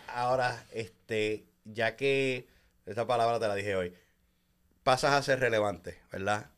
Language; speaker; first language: Spanish; native; Spanish